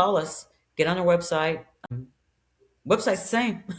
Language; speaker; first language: English; native; English